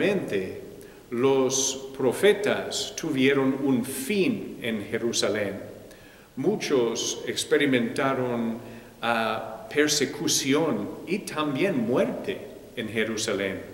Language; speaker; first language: Spanish; non-native, fluent; English